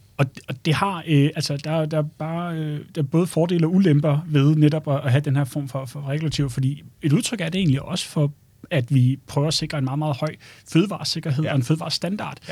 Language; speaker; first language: Danish; native; Danish